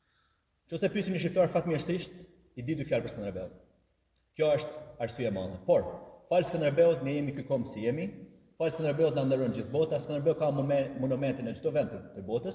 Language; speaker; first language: Albanian; native; Albanian